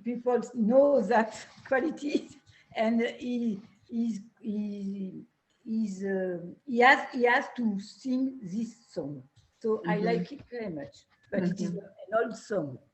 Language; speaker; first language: English; non-native, learner; French